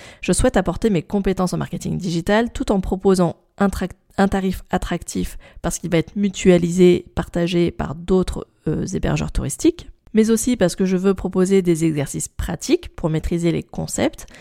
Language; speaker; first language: French; native; French